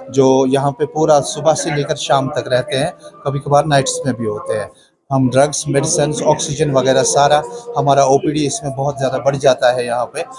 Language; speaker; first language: Urdu; non-native, local second language; Kashmiri